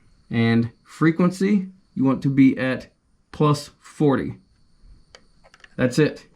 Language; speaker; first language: English; native; English